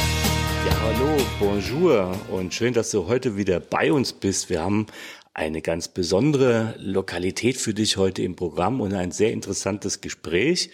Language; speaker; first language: German; native; German